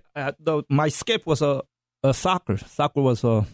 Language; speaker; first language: English; non-native, fluent; Korean